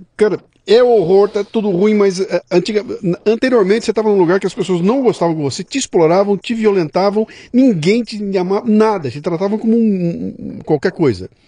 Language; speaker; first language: Portuguese; native; Portuguese